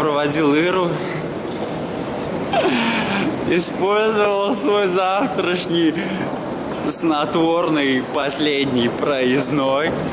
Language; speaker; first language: Russian; native; Russian